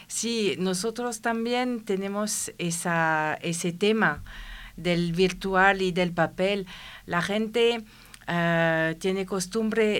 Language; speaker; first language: Spanish; non-native, learner; French